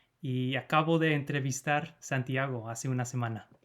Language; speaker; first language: Spanish; non-native, fluent; English